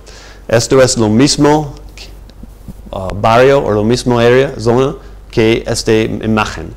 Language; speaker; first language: Spanish; non-native, fluent; English